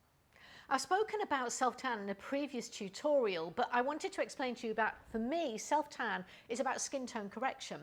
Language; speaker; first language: English; native; English